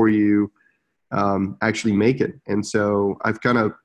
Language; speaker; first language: English; non-native, fluent; Czech